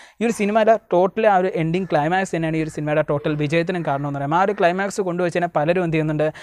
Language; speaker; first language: Malayalam; native; Malayalam